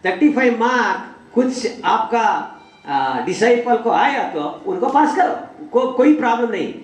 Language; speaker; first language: Hindi; non-native, learner; English